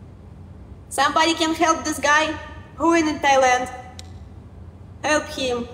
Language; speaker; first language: English; non-native, learner; Romanian